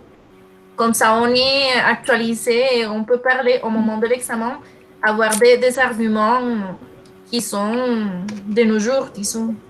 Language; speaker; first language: French; non-native, fluent; Spanish